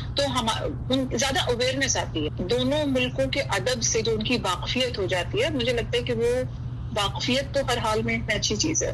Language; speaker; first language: Urdu; native; Urdu